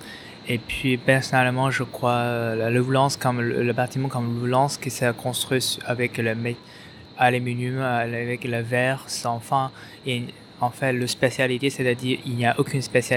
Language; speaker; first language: French; non-native, fluent; Chinese